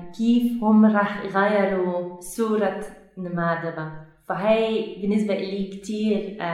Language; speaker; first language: Arabic; non-native, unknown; Dutch